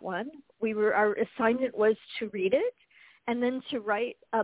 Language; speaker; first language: English; native; English